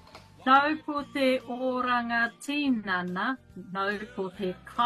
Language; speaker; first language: Māori; non-native, learner; English